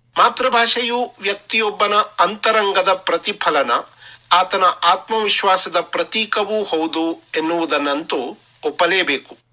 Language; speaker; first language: Kannada; non-native, local second language; Marathi